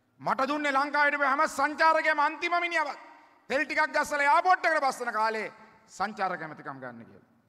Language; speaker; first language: Sinhala; native; Sinhala